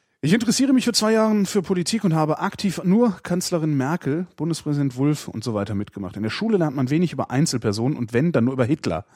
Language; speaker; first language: German; native; German